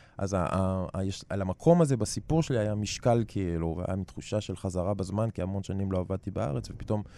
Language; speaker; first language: Hebrew; native; Hebrew